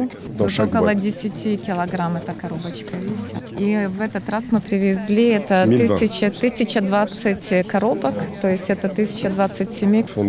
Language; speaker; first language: Russian; native; Russian